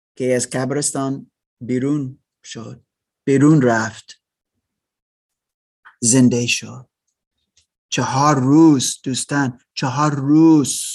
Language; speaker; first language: Persian; non-native, learner; German